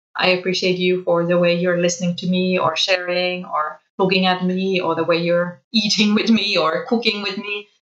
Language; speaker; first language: English; non-native, fluent; Finnish